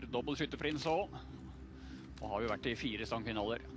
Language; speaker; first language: Norwegian; native; Norwegian